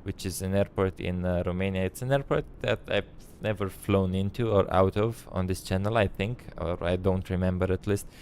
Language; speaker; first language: English; non-native, fluent; Romanian